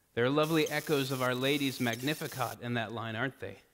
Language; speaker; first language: English; native; English